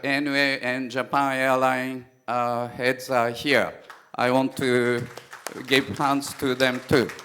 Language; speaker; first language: English; non-native, fluent; Japanese